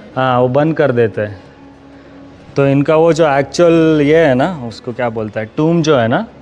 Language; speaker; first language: Hindi; non-native, local second language; Kannada